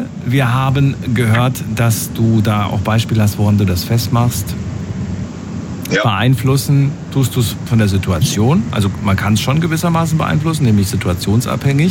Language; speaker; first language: German; native; German